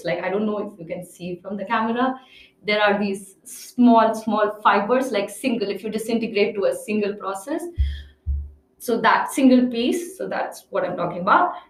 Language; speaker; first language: English; non-native, local second language; Hindi